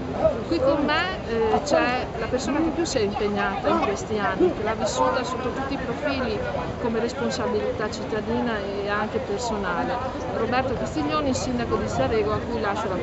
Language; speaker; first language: Italian; native; Italian